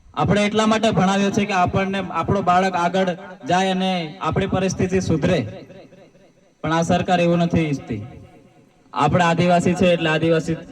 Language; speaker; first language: Gujarati; non-native, local second language; Rathawi